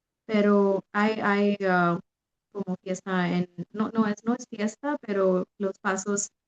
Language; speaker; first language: Spanish; non-native, fluent; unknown